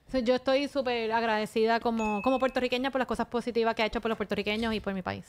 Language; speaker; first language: Spanish; native; Spanish